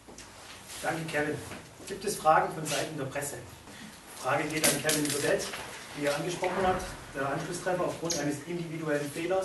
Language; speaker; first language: German; native; German